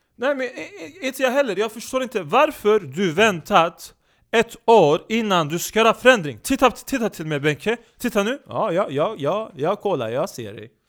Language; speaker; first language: Swedish; early bilingual, other home language; Turkish